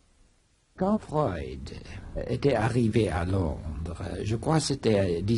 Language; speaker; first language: French; non-native, fluent; English